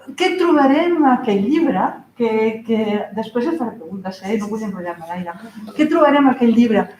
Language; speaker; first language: Catalan; non-native, local second language; Spanish